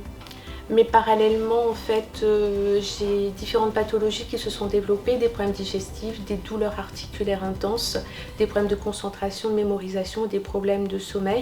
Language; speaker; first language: French; native; French